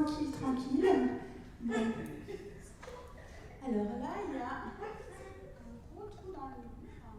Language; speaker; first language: French; native; French